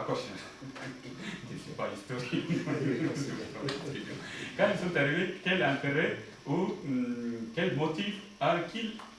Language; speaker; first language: French; non-native, fluent; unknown